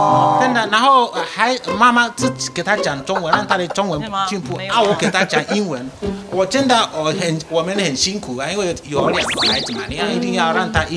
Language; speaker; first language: Chinese; non-native, learner; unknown